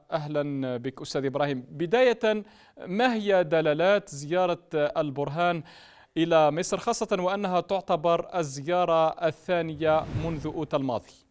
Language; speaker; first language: Arabic; native; Arabic